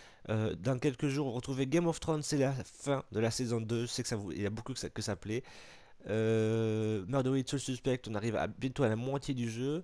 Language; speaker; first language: French; native; French